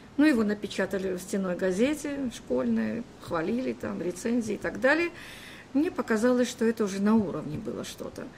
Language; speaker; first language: Russian; native; Russian